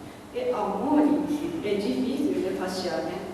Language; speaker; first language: Portuguese; non-native, learner; Japanese